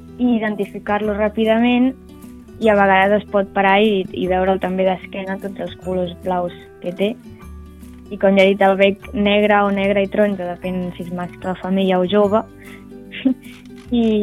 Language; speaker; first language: Catalan; native; Catalan